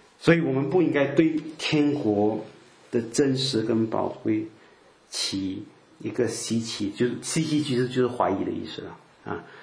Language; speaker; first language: Chinese; native; Chinese